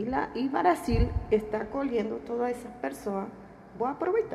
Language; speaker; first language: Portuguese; non-native, learner; Spanish